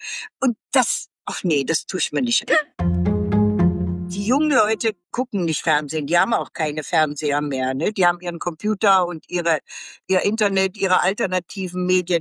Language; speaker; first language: German; native; German